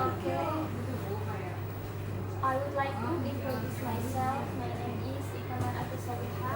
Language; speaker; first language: English; non-native, learner; Indonesian